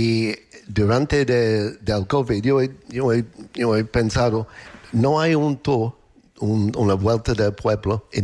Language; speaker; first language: Spanish; non-native, learner; English